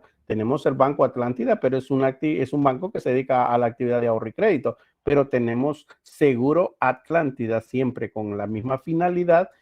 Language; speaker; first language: Spanish; native; Spanish